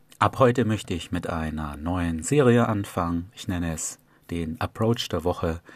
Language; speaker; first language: German; native; German